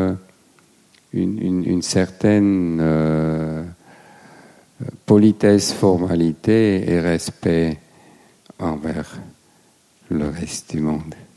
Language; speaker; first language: French; non-native, fluent; German